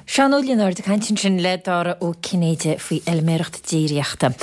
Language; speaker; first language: Irish; native; Irish